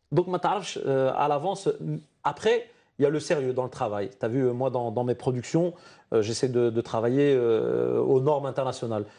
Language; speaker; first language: French; non-native, local second language; Arabic